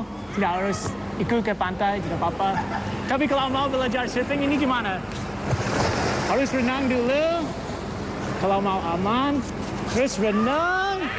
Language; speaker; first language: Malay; non-native, learner; English